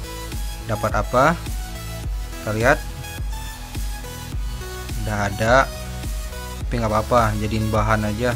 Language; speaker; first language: Indonesian; native; Indonesian